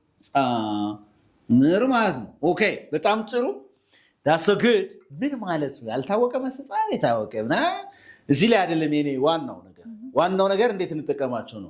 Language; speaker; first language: Amharic; native; Amharic